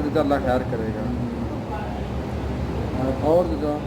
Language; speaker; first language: Urdu; native; Urdu